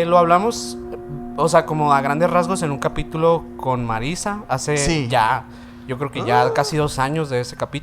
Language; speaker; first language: Spanish; native; Spanish